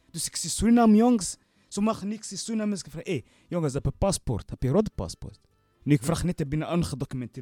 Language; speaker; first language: Dutch; non-native, learner; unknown